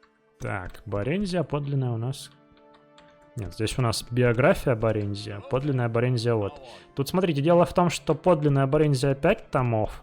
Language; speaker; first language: Russian; native; Russian